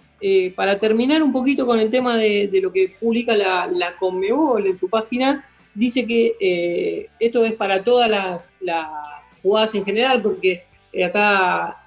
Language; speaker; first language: Spanish; native; Spanish